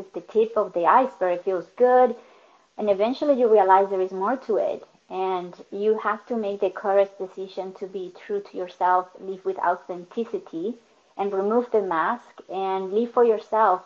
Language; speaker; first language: English; non-native, fluent; Spanish